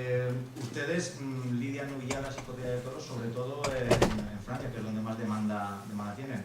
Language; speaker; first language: Spanish; native; Spanish